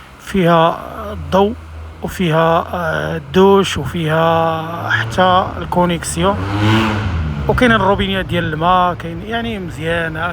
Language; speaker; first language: Arabic; native; Arabic